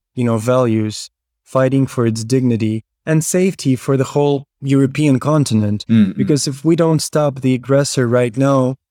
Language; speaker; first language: English; non-native, fluent; Ukrainian